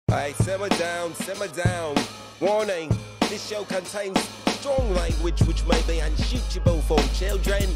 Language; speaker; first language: English; native; English